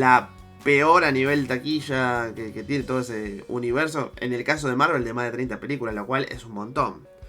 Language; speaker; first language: Spanish; native; Spanish